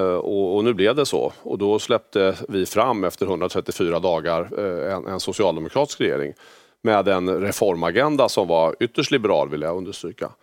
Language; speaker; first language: Swedish; native; Swedish